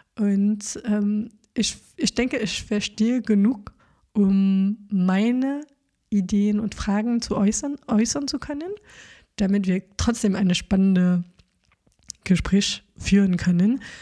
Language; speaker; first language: German; non-native, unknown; French